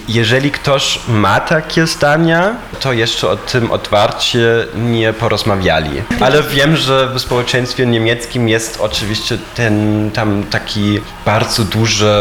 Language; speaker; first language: Polish; non-native, fluent; German